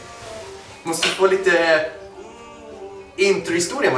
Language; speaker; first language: Swedish; native; Swedish